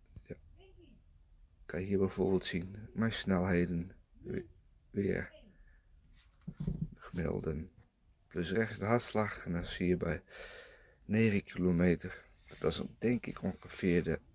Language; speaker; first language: Dutch; native; Dutch